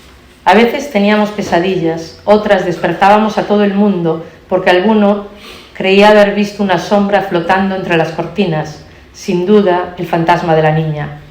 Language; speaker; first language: Spanish; native; Spanish